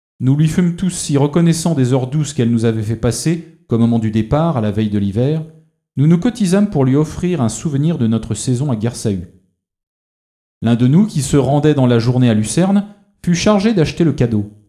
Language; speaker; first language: French; native; French